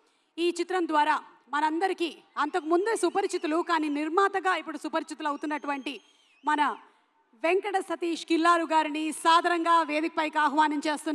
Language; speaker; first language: Telugu; native; Telugu